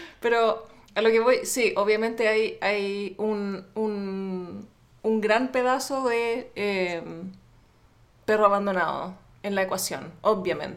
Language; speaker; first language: Spanish; native; Spanish